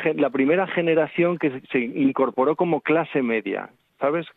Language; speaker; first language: Spanish; native; Spanish